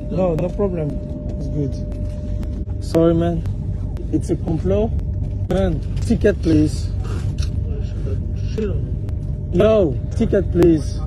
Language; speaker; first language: English; non-native, learner; French